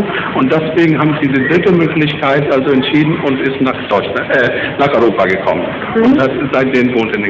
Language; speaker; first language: German; non-native, learner; Urdu